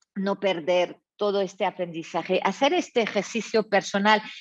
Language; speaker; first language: Spanish; non-native, fluent; French